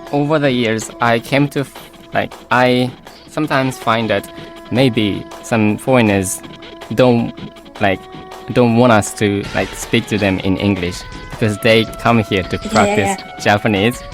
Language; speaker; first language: English; non-native, fluent; Japanese